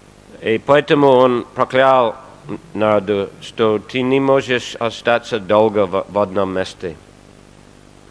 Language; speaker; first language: Russian; non-native, fluent; English